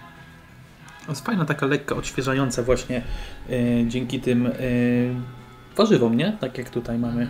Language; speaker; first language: Polish; native; Polish